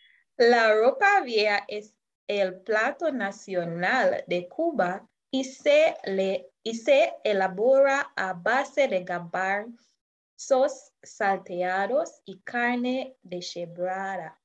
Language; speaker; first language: Spanish; non-native, fluent; English